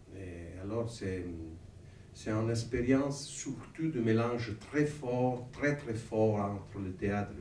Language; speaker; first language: French; non-native, learner; Italian